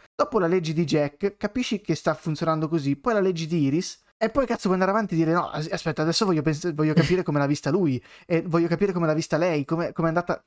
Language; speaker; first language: Italian; native; Italian